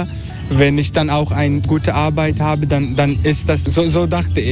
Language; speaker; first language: German; non-native, learner; Turkish